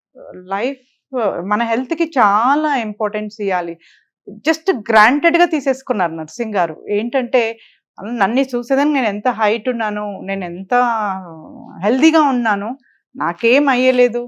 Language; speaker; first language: Telugu; native; Telugu